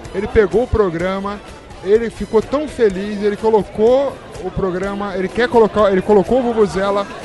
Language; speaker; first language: Portuguese; native; Portuguese